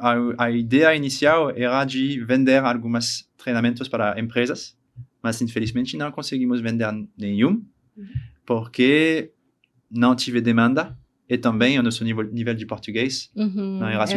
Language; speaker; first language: Portuguese; non-native, learner; French